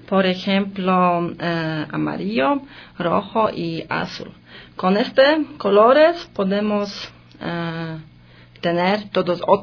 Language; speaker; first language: Spanish; non-native, learner; Polish